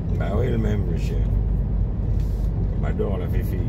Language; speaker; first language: French; native; French